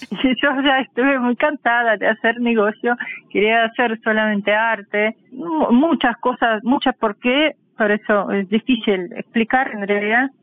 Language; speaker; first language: Spanish; non-native, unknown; Russian